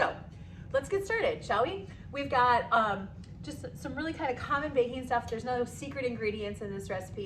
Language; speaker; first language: English; native; English